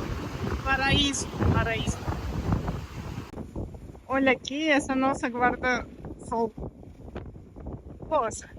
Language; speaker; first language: Portuguese; non-native, learner; Russian